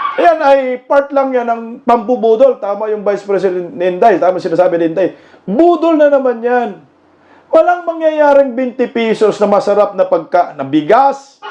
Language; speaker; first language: Filipino; non-native, local second language; Cebuano